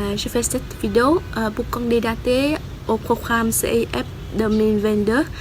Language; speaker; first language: French; non-native, fluent; Vietnamese